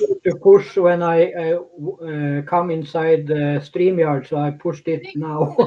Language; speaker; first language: English; non-native, fluent; Norwegian